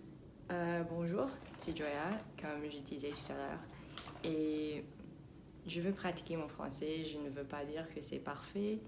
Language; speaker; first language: French; non-native, fluent; English